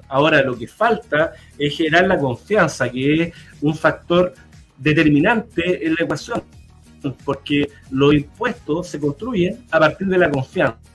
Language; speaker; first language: Spanish; native; Spanish